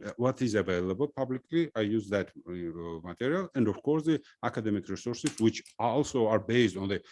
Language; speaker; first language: English; non-native, fluent; Georgian